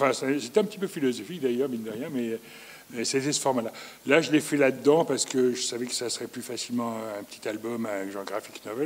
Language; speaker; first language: French; native; French